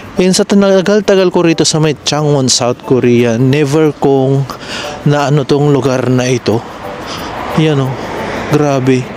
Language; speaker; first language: Filipino; native; Filipino